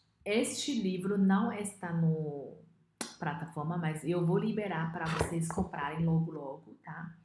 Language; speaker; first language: Portuguese; non-native, fluent; Chinese